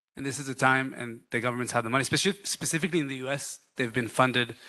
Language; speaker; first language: English; non-native, fluent; Hebrew